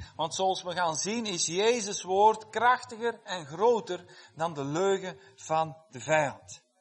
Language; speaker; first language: Dutch; non-native, fluent; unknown